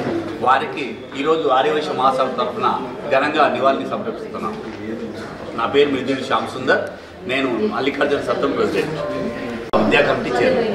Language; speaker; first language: Telugu; native; Telugu